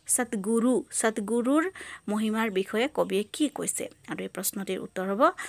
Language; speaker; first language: Hindi; non-native, local second language; Assamese